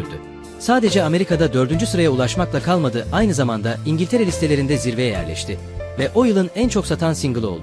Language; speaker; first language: Turkish; native; Turkish